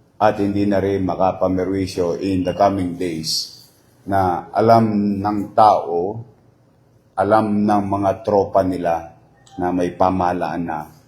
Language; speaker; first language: Filipino; native; Filipino